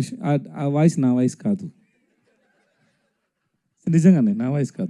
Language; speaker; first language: Telugu; non-native, learner; Tamil